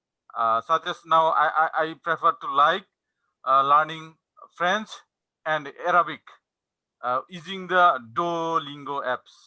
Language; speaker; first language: English; non-native, learner; Bangla